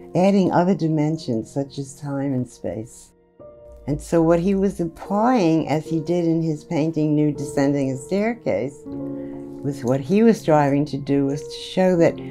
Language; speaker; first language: English; native; English